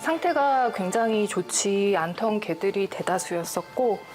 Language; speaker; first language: Korean; native; Korean